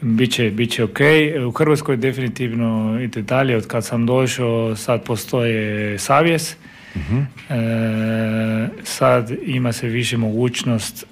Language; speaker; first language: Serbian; non-native, learner; Spanish